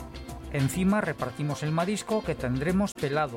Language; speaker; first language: Spanish; native; Spanish